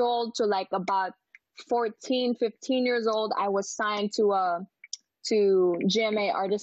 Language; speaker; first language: English; non-native, local second language; Filipino